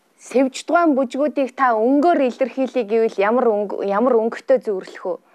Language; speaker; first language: Mongolian; native; Mongolian